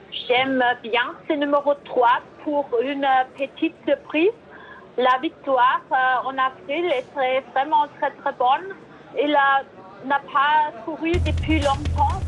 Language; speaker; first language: French; non-native, fluent; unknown